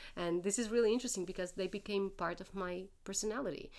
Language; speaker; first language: English; non-native, fluent; Portuguese